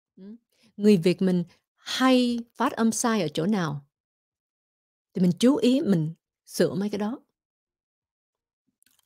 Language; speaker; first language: Vietnamese; early bilingual, heritage; Vietnamese